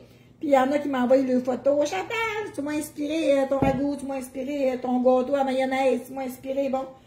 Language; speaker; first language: French; native; French